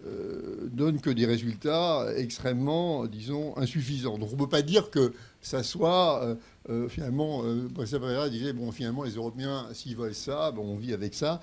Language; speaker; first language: French; native; French